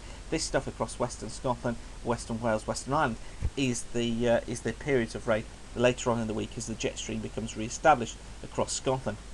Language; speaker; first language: English; native; English